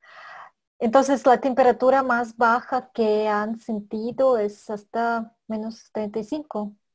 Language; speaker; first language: Spanish; non-native, fluent; Russian